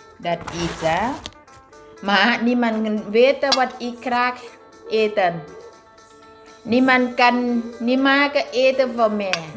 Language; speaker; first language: Dutch; non-native, learner; Thai